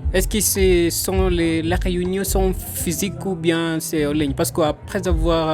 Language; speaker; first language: French; non-native, learner; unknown